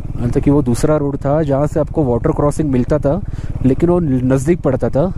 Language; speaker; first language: Hindi; non-native, local second language; Marathi